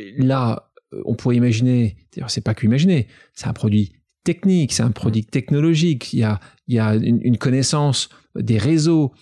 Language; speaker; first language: French; native; French